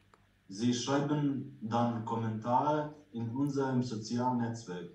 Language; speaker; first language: German; non-native, learner; Croatian